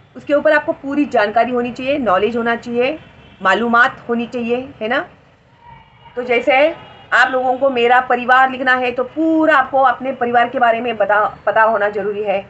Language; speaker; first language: Hindi; non-native, local second language; Marathi